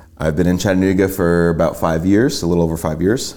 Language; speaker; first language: English; native; English